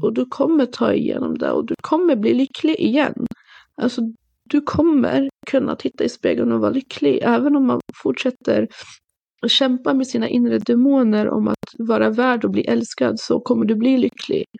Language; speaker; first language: Swedish; early bilingual, other home language; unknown